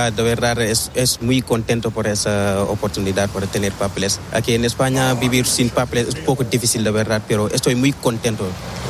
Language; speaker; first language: Spanish; non-native, learner; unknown